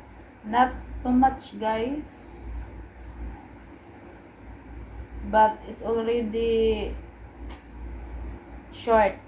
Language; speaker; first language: English; non-native, learner; Cebuano